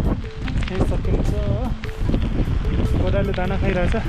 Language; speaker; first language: Nepali; non-native, local second language; Tibetan